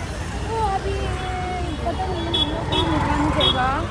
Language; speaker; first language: Hindi; non-native, local second language; Tibetan